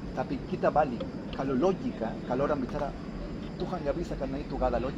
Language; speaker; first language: Indonesian; non-native, fluent; Spanish